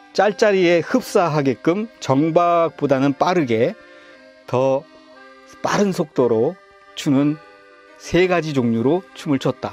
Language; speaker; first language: Korean; native; Korean